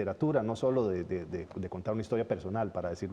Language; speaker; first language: Spanish; native; Spanish